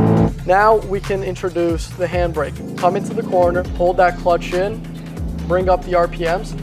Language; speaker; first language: English; native; English